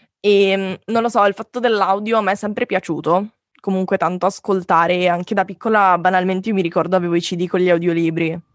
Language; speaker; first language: Italian; native; Italian